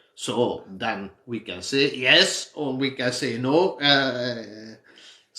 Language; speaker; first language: English; non-native, fluent; Dutch